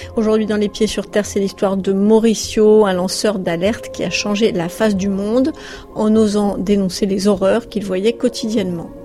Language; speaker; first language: French; native; French